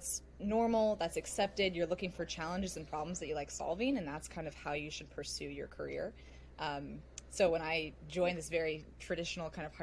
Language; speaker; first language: English; native; English